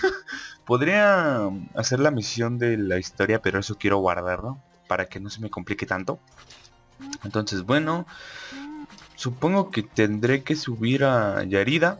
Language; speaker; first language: Spanish; native; Spanish